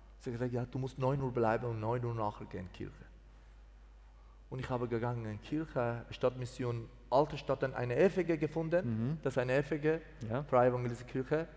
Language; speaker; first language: German; non-native, learner; Persian